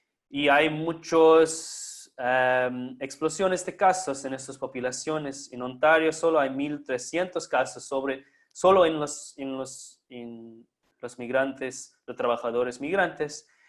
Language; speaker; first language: Spanish; non-native, fluent; English